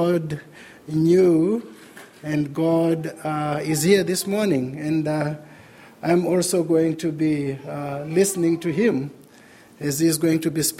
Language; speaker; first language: English; non-native, local second language; Shona